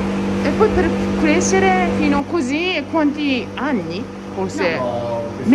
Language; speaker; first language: Italian; non-native, learner; Japanese